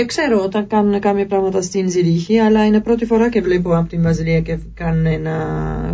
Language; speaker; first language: Greek; non-native, learner; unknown